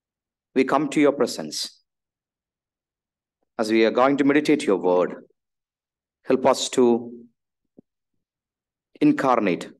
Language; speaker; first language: English; non-native, local second language; Malayalam